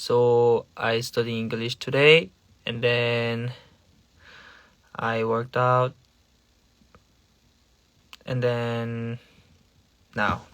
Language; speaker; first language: English; non-native, learner; Korean